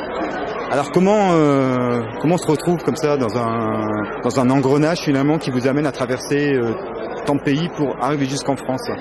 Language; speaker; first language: French; native; French